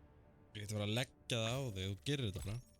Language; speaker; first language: Icelandic; native; Icelandic